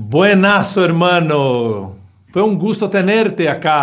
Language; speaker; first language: Spanish; non-native, fluent; Portuguese